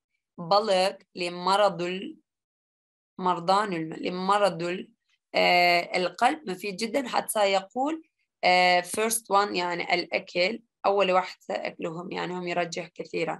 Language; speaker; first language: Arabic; non-native, learner; Turkish